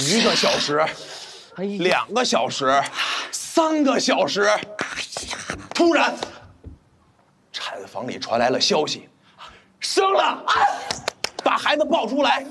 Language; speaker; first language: Chinese; native; Chinese